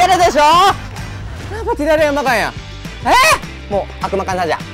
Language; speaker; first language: Indonesian; non-native, learner; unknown